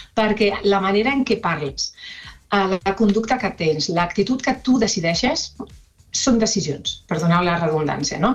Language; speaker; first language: Catalan; non-native, local second language; Spanish